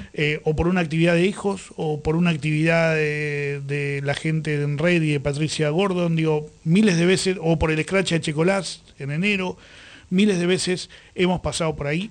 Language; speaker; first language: Spanish; native; Spanish